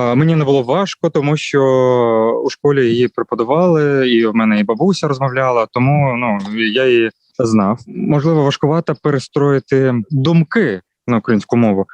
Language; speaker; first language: Ukrainian; non-native, local second language; Russian